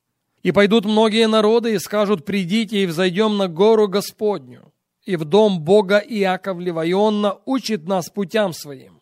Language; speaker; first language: Russian; native; Russian